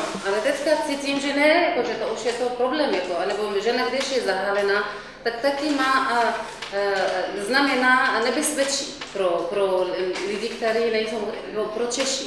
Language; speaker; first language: Czech; non-native, fluent; Arabic